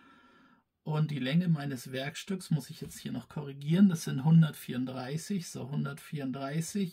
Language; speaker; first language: German; native; German